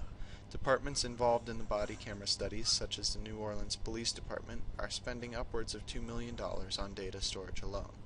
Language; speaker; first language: English; native; English